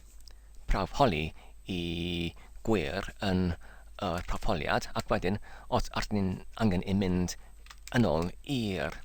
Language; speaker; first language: Welsh; non-native, learner; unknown